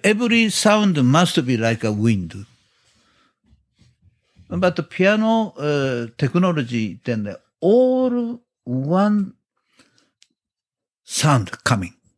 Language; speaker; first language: English; non-native, learner; Japanese